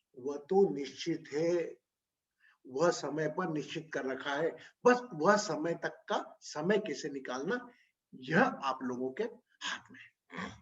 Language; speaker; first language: Hindi; native; Hindi